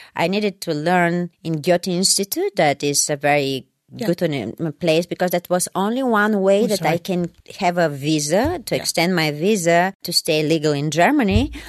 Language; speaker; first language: English; non-native, fluent; Bulgarian